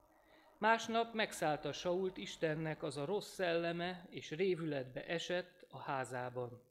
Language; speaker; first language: Hungarian; native; Hungarian